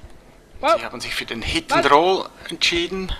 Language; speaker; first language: German; native; German